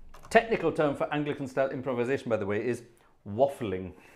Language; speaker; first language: English; native; English